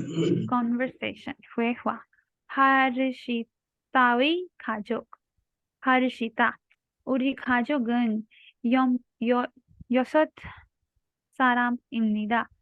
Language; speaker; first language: Korean; non-native, learner; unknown